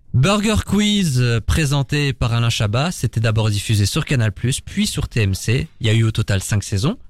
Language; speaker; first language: French; native; French